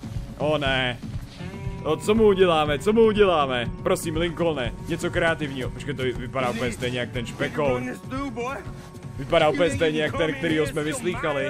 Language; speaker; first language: Czech; native; Czech